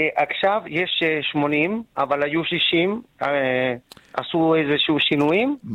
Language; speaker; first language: Hebrew; non-native, fluent; Spanish